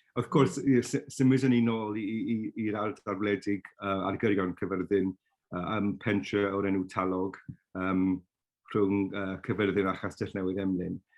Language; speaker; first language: Welsh; non-native, local second language; English